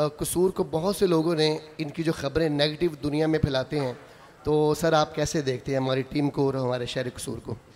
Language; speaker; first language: Urdu; non-native, local second language; Punjabi